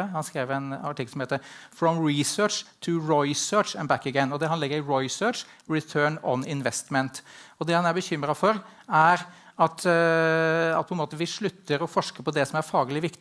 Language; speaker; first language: Norwegian; native; Norwegian